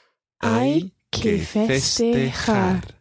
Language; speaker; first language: Spanish; non-native, learner; English